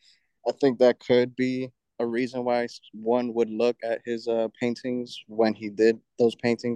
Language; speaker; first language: English; native; English